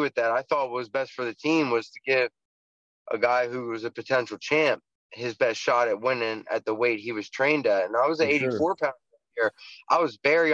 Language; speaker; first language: English; native; English